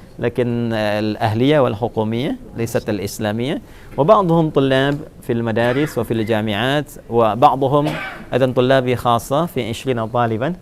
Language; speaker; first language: Arabic; non-native, fluent; Indonesian